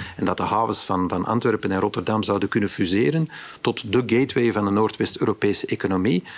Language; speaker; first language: Dutch; native; Dutch